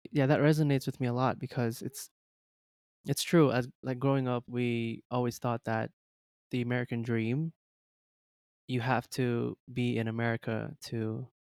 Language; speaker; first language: English; early bilingual, other home language; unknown